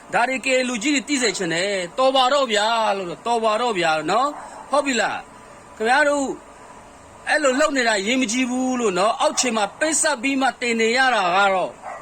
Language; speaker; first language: Burmese; non-native, local second language; Kachin